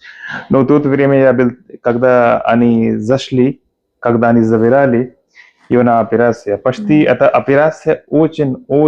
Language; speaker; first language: Russian; non-native, learner; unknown